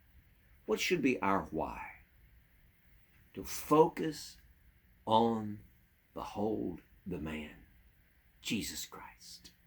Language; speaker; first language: English; native; English